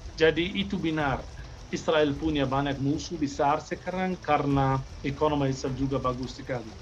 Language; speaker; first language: Indonesian; non-native, fluent; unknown